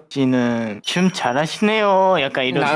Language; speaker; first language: Korean; non-native, learner; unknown